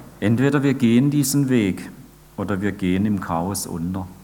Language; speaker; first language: German; native; German